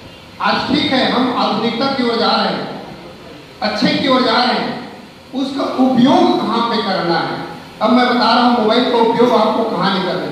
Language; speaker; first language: Hindi; native; Hindi